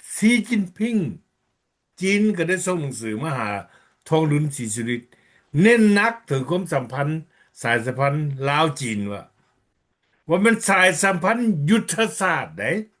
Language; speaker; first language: Lao; native; Lao